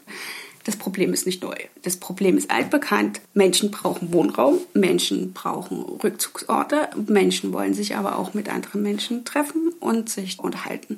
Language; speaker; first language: German; native; German